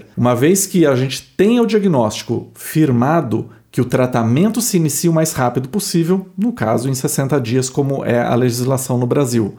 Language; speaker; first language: Portuguese; native; Portuguese